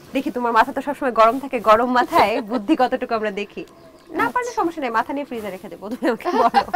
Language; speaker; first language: Bangla; native; Bangla